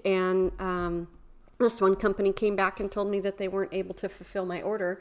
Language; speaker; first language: English; native; English